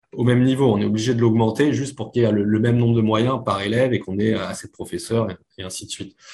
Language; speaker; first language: French; native; French